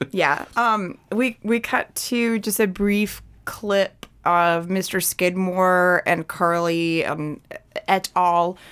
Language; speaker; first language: English; native; English